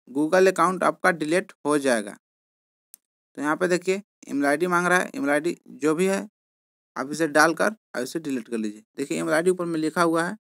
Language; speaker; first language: Hindi; native; Hindi